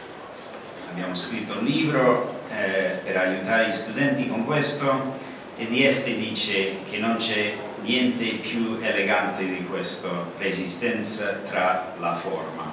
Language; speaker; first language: Italian; non-native, learner; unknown